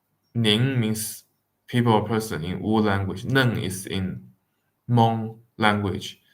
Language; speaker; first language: English; non-native, fluent; Wu Chinese